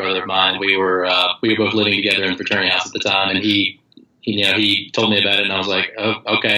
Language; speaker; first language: English; native; English